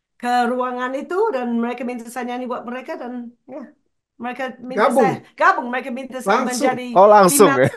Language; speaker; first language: Indonesian; non-native, fluent; English